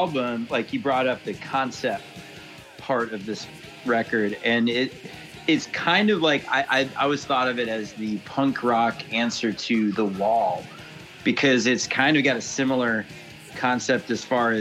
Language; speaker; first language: English; native; English